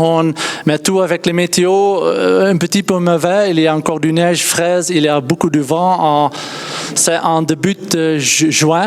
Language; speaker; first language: French; non-native, learner; Dutch